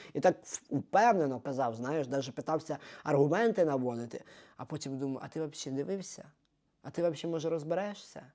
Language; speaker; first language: Ukrainian; native; Ukrainian